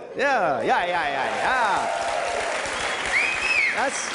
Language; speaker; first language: German; native; German